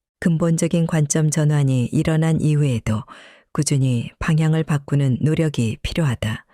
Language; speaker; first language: Korean; native; Korean